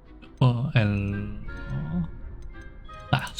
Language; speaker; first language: Swedish; non-native, learner; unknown